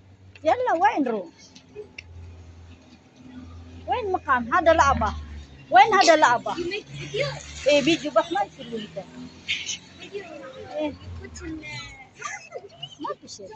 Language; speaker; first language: Arabic; non-native, learner; Filipino